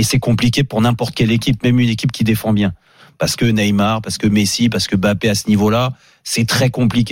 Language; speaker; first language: French; native; French